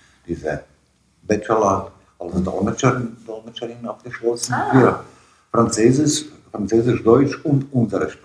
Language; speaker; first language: German; non-native, fluent; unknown